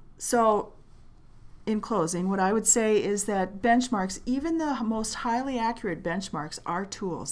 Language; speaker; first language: English; native; English